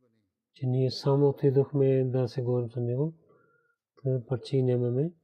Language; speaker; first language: Bulgarian; non-native, learner; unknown